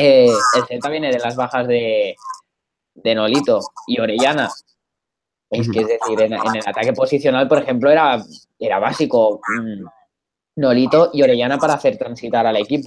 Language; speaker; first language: Spanish; native; Spanish